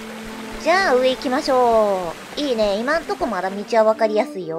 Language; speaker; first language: Japanese; native; Japanese